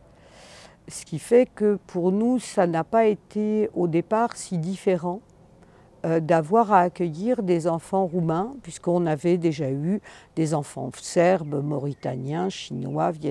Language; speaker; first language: French; native; French